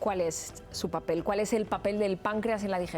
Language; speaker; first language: Spanish; native; Spanish